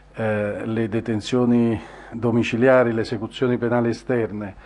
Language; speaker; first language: Italian; native; Italian